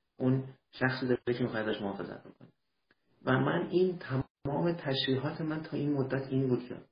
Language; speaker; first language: Persian; early bilingual, heritage; Persian